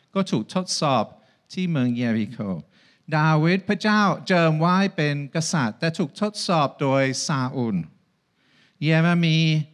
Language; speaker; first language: Thai; non-native, fluent; English